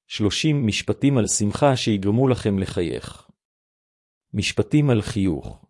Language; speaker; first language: Hebrew; native; Hebrew